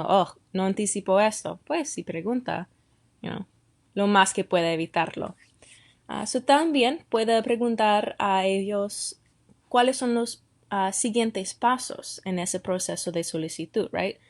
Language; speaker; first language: Spanish; non-native, fluent; English